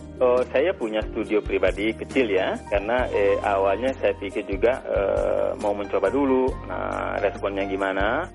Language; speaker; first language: Indonesian; non-native, local second language; Balinese